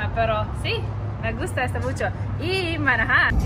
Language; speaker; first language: Spanish; non-native, learner; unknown